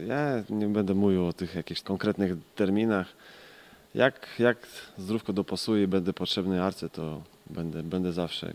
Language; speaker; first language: Polish; non-native, fluent; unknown